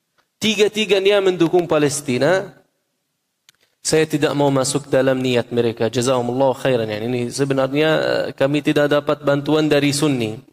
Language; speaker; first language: Indonesian; non-native, fluent; Arabic